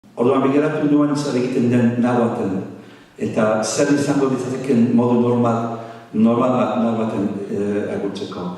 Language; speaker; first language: Basque; non-native, fluent; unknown